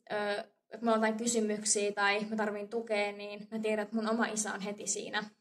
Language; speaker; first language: Finnish; native; Finnish